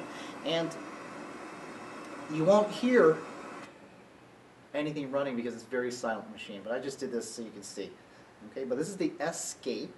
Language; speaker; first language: English; native; English